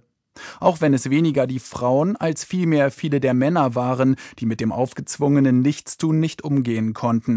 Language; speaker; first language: German; native; German